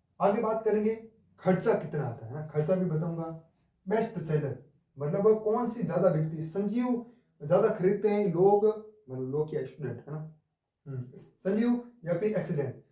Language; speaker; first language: Hindi; native; Hindi